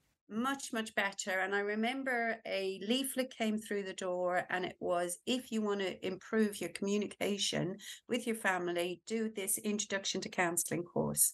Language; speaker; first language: English; native; English